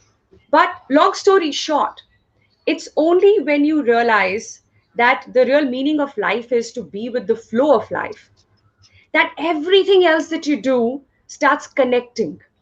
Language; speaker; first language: English; non-native, local second language; Hindi